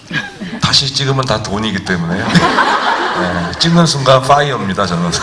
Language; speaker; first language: Korean; native; Korean